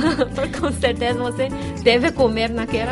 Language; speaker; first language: Portuguese; non-native, fluent; Chinese